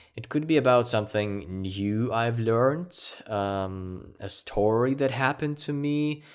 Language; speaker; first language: Norwegian; non-native, learner; Ukrainian